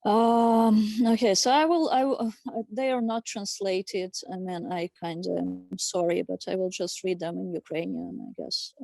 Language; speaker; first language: English; non-native, fluent; Ukrainian